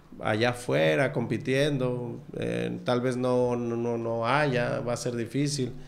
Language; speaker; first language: Spanish; native; Spanish